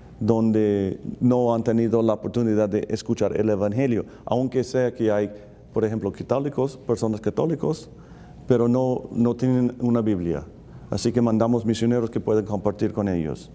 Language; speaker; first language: Spanish; non-native, fluent; English